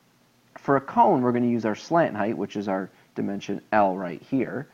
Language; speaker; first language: English; native; English